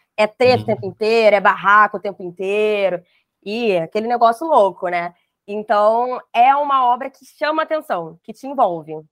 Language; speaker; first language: Portuguese; native; Portuguese